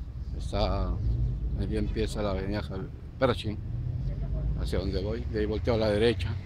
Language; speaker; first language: Spanish; native; Spanish